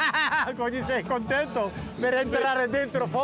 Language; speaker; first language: Italian; non-native, learner; Korean